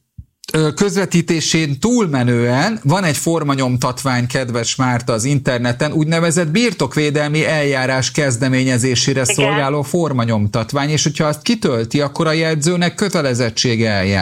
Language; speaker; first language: Hungarian; native; Hungarian